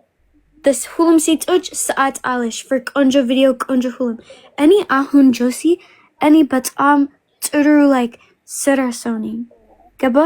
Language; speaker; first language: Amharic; early bilingual, heritage; Amharic